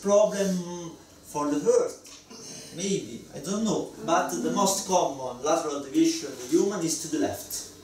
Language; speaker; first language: English; non-native, learner; Italian